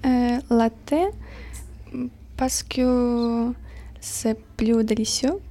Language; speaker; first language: French; non-native, learner; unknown